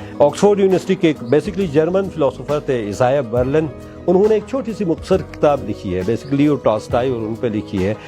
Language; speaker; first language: Urdu; non-native, local second language; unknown